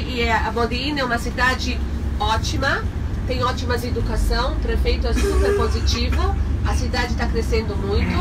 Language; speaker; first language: Portuguese; non-native, fluent; Hebrew